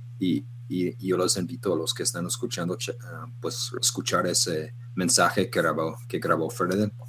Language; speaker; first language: Spanish; non-native, fluent; English